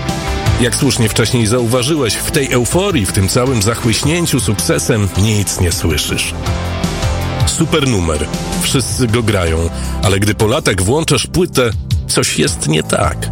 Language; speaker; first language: Polish; native; Polish